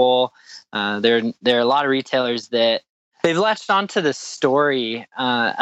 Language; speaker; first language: English; native; English